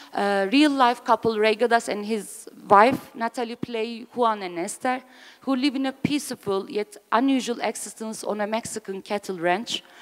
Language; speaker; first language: English; non-native, fluent; Turkish